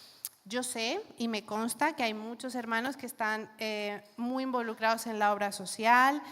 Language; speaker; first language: Spanish; native; Spanish